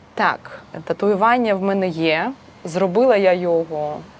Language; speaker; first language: Ukrainian; non-native, local second language; Russian